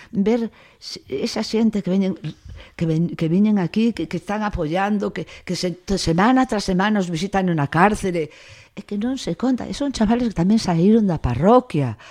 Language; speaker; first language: Galician; non-native, local second language; Spanish